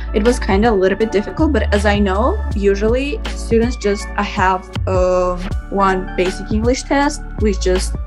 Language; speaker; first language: English; non-native, fluent; Armenian